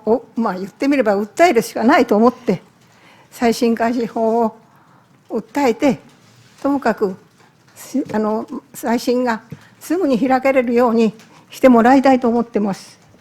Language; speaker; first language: Japanese; native; Japanese